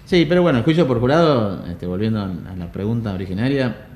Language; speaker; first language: Spanish; native; Spanish